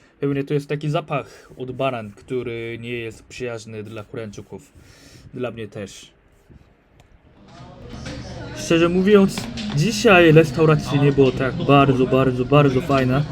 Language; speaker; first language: Polish; non-native, learner; Korean